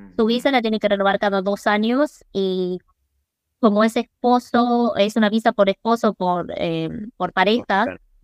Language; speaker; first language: Spanish; early bilingual, other home language; English